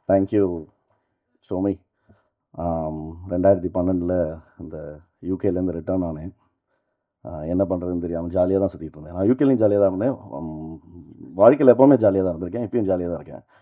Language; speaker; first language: Tamil; native; Tamil